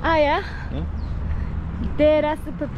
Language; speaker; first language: English; non-native, fluent; Japanese